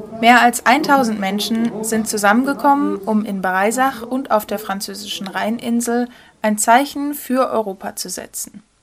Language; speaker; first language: German; native; German